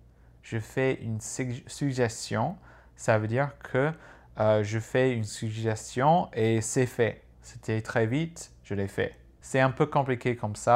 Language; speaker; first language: French; non-native, fluent; English